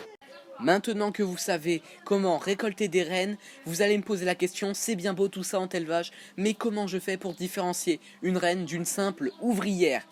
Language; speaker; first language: French; native; French